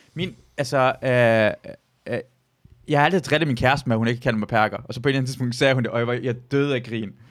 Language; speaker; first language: Danish; early bilingual, other home language; Persian